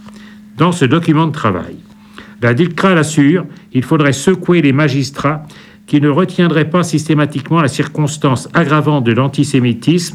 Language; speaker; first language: French; native; French